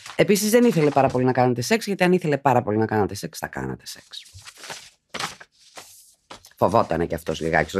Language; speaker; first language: Greek; native; Greek